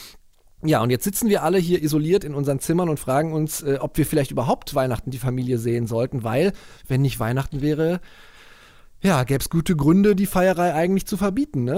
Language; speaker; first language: German; native; German